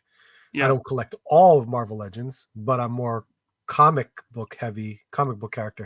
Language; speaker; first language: English; native; English